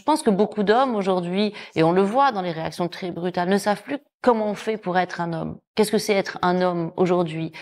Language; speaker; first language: French; native; French